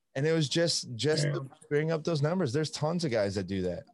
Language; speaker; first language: English; non-native, fluent; Italian